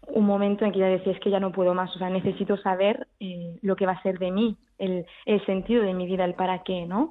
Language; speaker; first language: Spanish; early bilingual, heritage; French